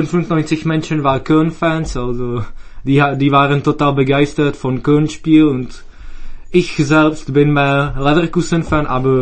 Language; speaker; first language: German; non-native, fluent; Czech